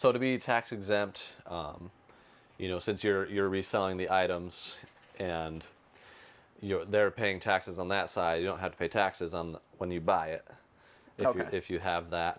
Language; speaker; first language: English; native; English